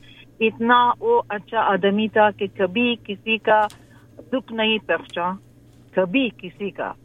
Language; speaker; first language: Hindi; non-native, learner; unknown